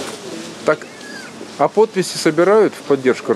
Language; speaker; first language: Russian; native; Russian